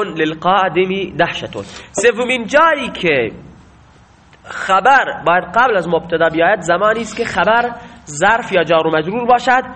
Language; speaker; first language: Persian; non-native, local second language; Baluchi